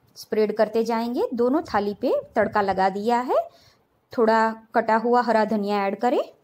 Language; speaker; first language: Hindi; non-native, local second language; Gujarati